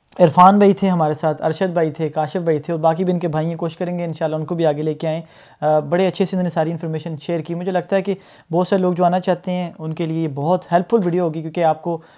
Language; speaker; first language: Urdu; native; Urdu